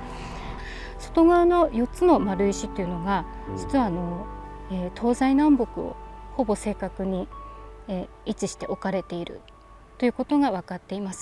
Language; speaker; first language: Japanese; native; Japanese